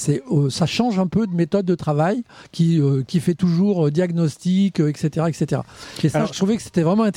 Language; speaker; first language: French; native; French